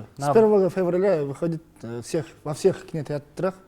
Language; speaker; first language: Russian; non-native, local second language; Kyrgyz